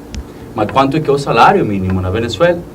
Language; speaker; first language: Portuguese; non-native, fluent; Spanish